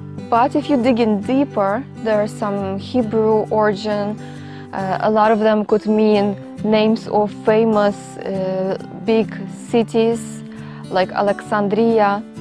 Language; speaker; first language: English; non-native, fluent; Ukrainian